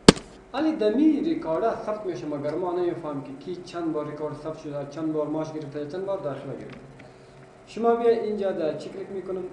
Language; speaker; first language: Persian; non-native, local second language; Pashto